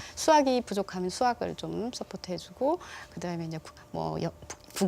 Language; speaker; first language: Korean; native; Korean